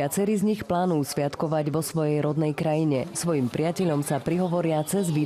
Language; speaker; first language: Slovak; native; Slovak